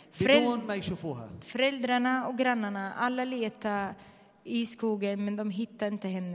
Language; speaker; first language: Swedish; non-native, fluent; Arabic